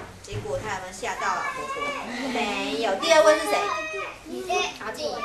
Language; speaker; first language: Chinese; native; Chinese